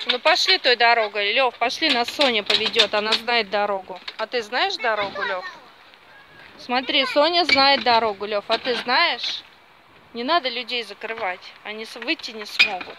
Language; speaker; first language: Russian; native; Russian